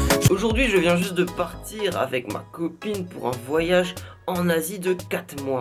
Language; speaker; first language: French; native; French